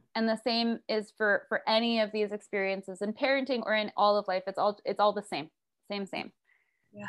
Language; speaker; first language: English; native; English